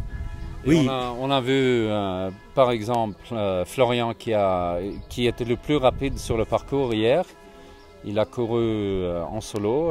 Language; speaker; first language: French; non-native, fluent; Swedish